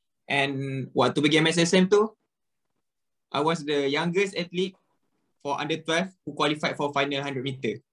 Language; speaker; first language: English; non-native, local second language; Malay